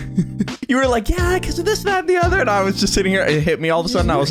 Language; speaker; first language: English; native; English